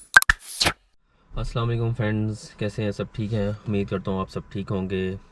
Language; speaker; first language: Urdu; non-native, local second language; Punjabi